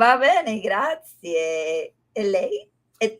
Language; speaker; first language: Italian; non-native, learner; Spanish